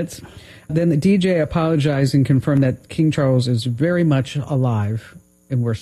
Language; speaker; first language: English; native; English